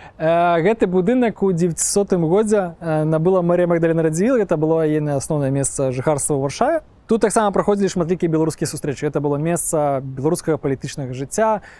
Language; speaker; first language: Belarusian; native; Belarusian